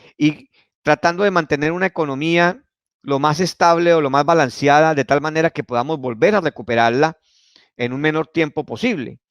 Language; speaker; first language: Spanish; native; Spanish